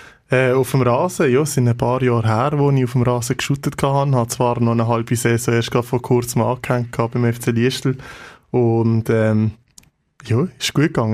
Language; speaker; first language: German; native; German